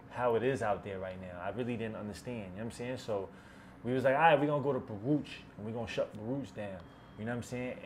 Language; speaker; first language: English; native; English